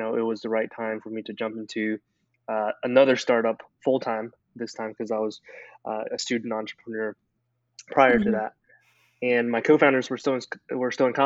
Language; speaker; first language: English; native; English